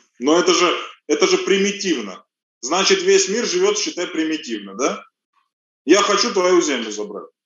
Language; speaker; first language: Russian; early bilingual, other home language; Armenian